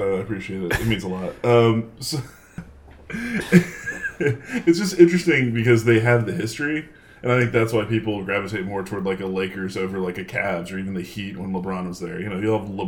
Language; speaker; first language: English; native; English